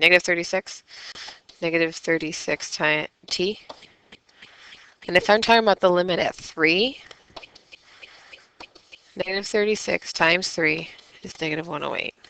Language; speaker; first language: English; native; English